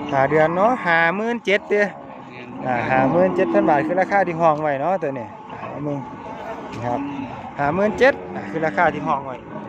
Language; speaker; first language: Thai; native; Thai